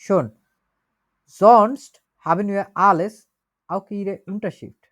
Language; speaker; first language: German; non-native, learner; Bangla